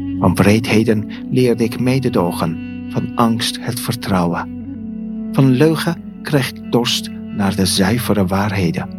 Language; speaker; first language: Dutch; non-native, fluent; Persian